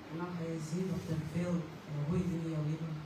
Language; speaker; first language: Dutch; early bilingual, other home language; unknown